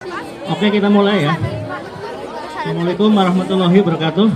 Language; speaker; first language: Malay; non-native, local second language; Javanese